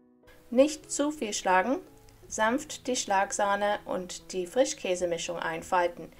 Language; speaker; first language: German; non-native, fluent; English